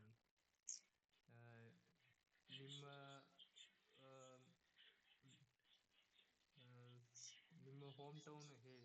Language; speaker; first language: Kannada; non-native, learner; Tamil